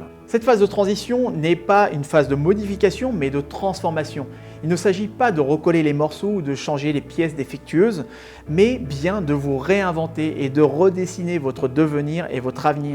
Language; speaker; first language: French; native; French